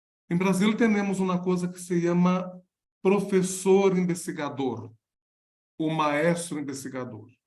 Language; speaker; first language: Spanish; non-native, learner; Portuguese